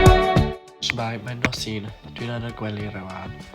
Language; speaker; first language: Welsh; non-native, learner; English